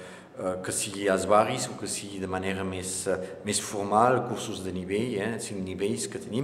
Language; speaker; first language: Catalan; non-native, local second language; French